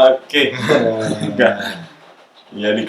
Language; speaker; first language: Indonesian; non-native, local second language; English